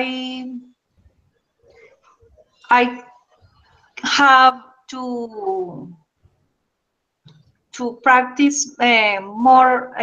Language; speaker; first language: English; non-native, learner; Spanish